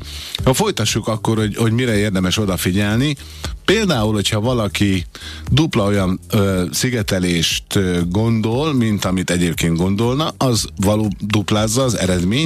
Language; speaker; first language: Hungarian; native; Hungarian